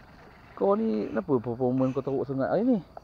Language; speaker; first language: Malay; native; Malay